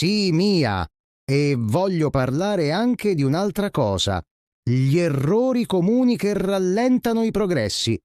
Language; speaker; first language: Italian; non-native, fluent; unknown